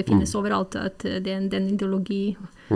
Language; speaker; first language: Norwegian; non-native, fluent; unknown